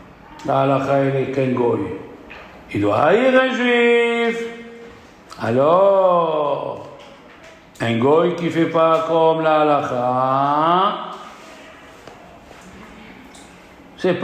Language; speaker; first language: French; native; French